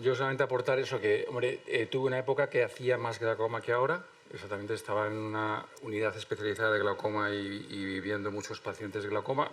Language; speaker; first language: Spanish; native; Spanish